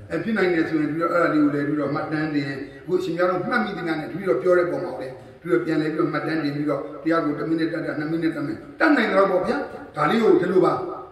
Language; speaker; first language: Burmese; native; Burmese